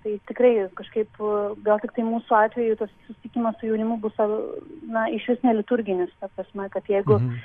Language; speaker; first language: Lithuanian; native; Lithuanian